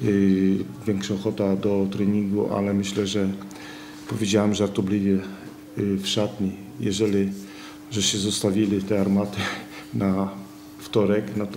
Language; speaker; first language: Polish; native; Polish